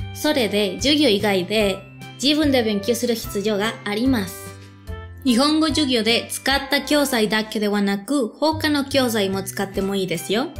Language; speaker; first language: Japanese; non-native, fluent; Spanish